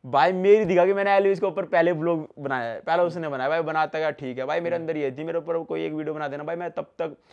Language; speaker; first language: Hindi; native; Hindi